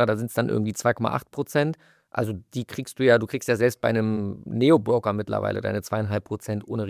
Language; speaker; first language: German; native; German